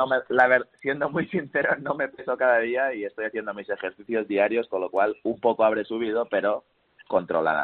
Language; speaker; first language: Spanish; native; Spanish